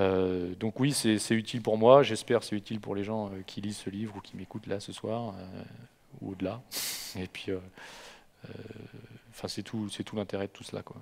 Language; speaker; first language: French; native; French